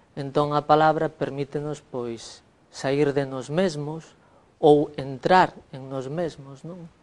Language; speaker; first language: Galician; native; Galician